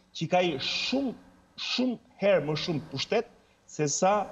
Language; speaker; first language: Albanian; native; Albanian